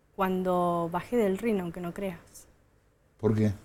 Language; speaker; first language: Spanish; native; Spanish